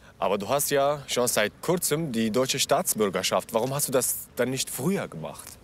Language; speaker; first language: German; non-native, fluent; Arabic